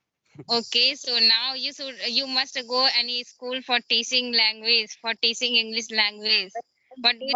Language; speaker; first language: English; non-native, learner; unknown